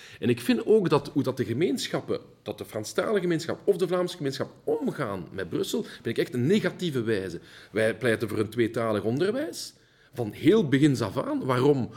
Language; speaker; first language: Dutch; early bilingual, heritage; Dutch